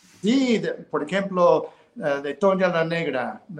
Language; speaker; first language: Spanish; non-native, fluent; English